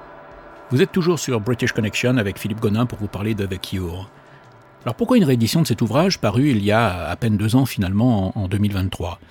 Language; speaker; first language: French; native; French